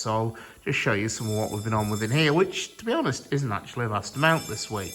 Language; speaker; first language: English; native; English